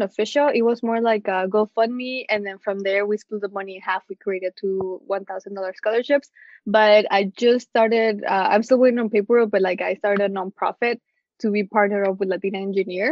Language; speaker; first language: English; early bilingual, other home language; Spanish